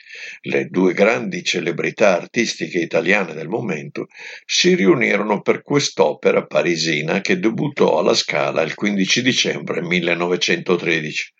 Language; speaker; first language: Italian; native; Italian